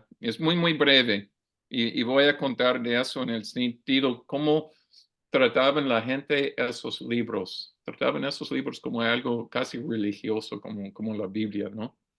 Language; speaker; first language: Spanish; non-native, learner; English